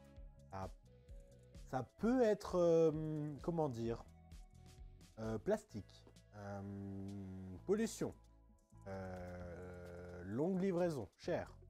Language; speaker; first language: French; native; French